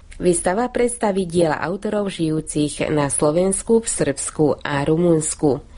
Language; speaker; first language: Slovak; non-native, local second language; Hungarian